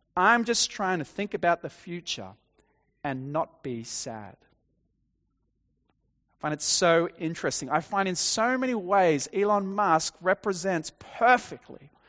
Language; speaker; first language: English; native; English